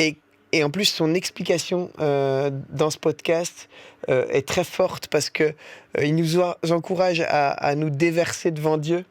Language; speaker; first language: French; native; French